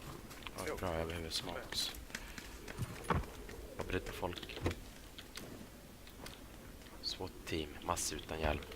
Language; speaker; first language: Swedish; native; Swedish